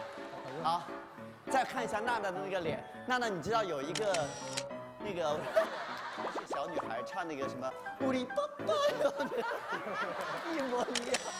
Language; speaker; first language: Chinese; native; Chinese